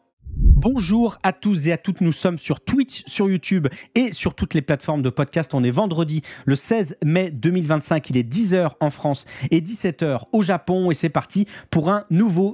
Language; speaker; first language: French; native; French